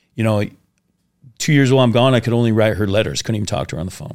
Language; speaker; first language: English; native; English